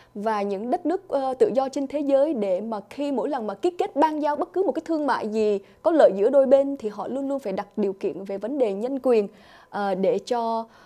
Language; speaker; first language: Vietnamese; early bilingual, other home language; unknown